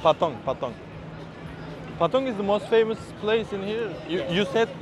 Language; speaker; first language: English; non-native, fluent; Turkish